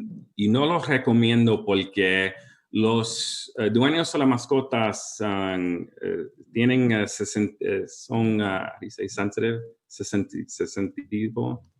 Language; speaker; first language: Spanish; early bilingual, heritage; English